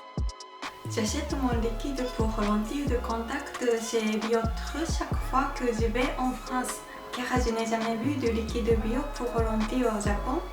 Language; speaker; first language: French; non-native, fluent; Japanese